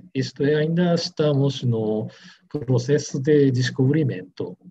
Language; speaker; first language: Portuguese; non-native, learner; Japanese